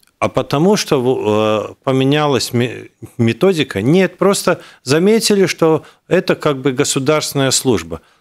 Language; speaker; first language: Russian; non-native, local second language; Latvian